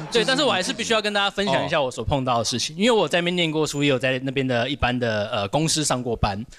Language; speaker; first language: Chinese; native; Chinese